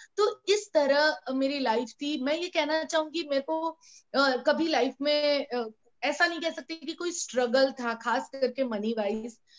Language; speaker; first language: Hindi; non-native, local second language; Gujarati